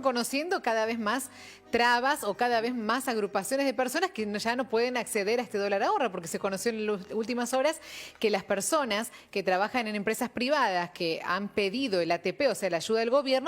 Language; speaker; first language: Spanish; native; Spanish